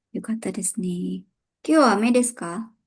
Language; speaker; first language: Japanese; non-native, fluent; Indonesian